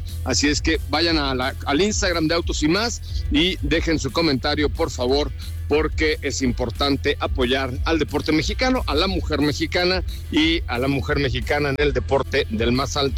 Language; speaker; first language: Spanish; native; Spanish